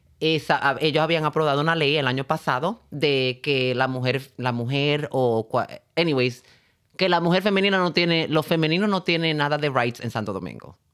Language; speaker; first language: Spanish; native; Spanish